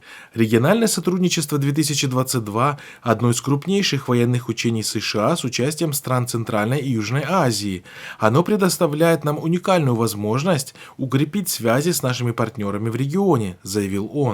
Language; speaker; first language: Russian; native; Russian